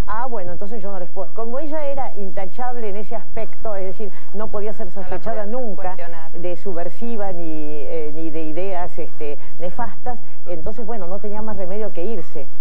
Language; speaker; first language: Spanish; native; Spanish